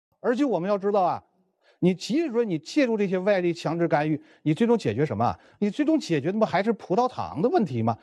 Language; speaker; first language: Chinese; native; Chinese